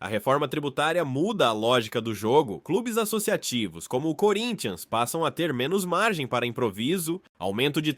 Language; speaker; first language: Portuguese; native; Portuguese